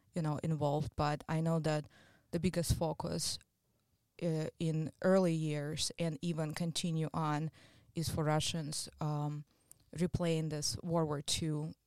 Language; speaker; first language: English; non-native, fluent; Russian